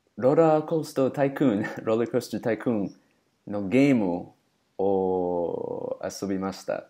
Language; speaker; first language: Japanese; non-native, learner; English